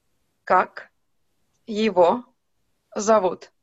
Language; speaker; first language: Russian; non-native, fluent; Finnish